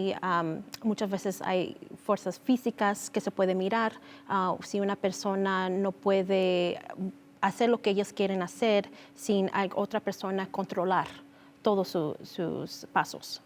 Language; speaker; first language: Spanish; early bilingual, heritage; Spanish